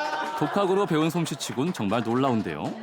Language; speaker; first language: Korean; native; Korean